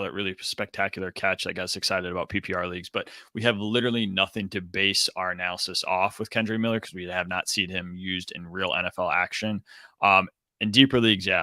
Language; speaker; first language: English; native; English